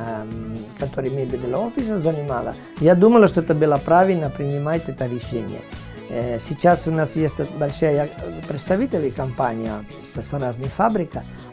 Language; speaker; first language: Russian; non-native, learner; Italian